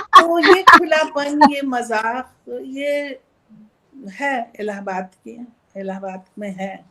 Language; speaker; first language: Hindi; native; Hindi